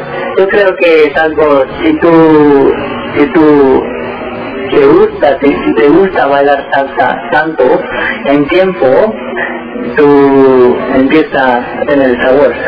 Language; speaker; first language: Spanish; early bilingual, heritage; Spanish